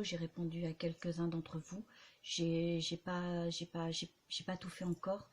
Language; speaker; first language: French; native; French